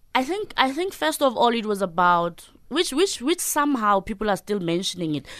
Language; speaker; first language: English; non-native, local second language; Southern Sotho